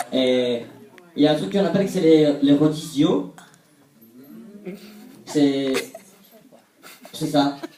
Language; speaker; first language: French; non-native, fluent; Portuguese